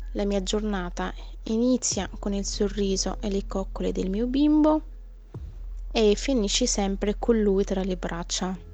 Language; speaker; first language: Italian; non-native, fluent; Arabic